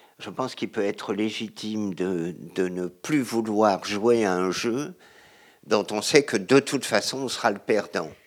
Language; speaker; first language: French; native; French